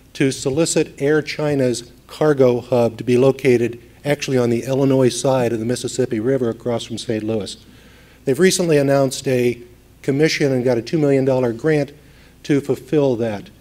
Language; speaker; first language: English; native; English